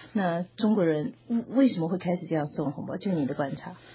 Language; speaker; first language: Chinese; native; Chinese